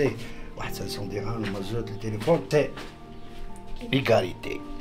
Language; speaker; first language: French; non-native, local second language; Arabic